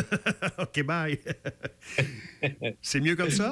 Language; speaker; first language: French; native; French